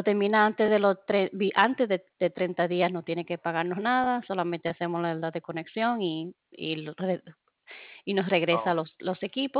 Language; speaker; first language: Spanish; early bilingual, heritage; Spanish